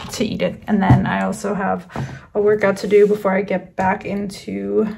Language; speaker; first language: English; native; English